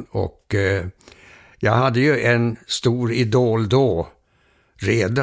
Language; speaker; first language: Swedish; early bilingual, heritage; Swedish